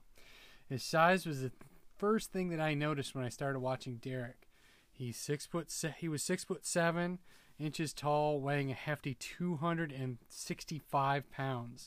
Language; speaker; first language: English; native; English